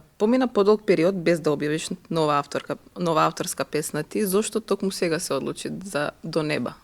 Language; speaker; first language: Macedonian; native; Macedonian